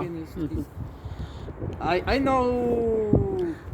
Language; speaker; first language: English; non-native, learner; Spanish